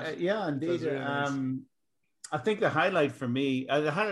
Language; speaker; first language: English; native; English